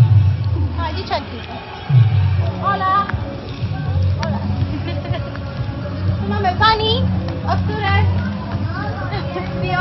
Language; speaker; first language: Polish; non-native, learner; Spanish